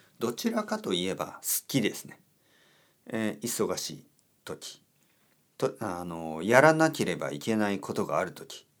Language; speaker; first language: Japanese; native; Japanese